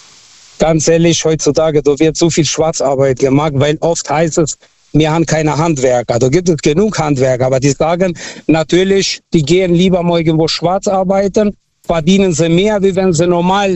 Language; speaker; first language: German; non-native, fluent; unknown